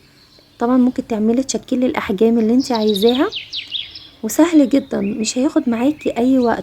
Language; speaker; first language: Arabic; native; Arabic